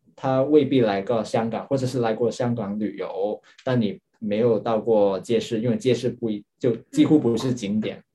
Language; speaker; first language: Chinese; non-native, local second language; Cantonese